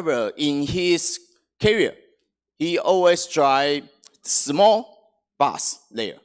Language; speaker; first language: English; non-native, fluent; Chinese